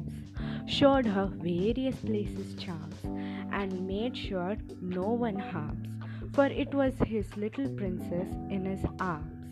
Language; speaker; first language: English; non-native, local second language; Tamil